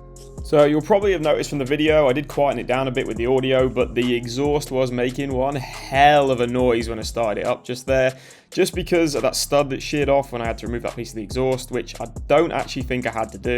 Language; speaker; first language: English; native; English